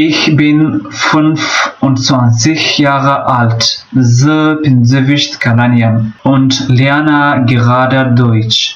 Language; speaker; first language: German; non-native, fluent; Pashto